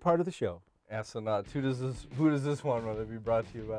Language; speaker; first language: English; native; English